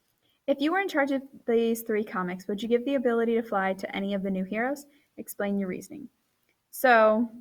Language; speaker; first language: English; native; English